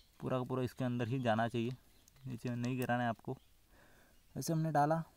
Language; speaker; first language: Hindi; non-native, local second language; Marathi